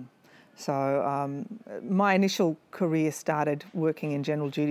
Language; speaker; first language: English; native; English